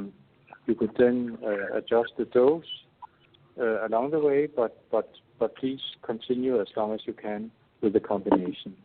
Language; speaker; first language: English; non-native, fluent; Danish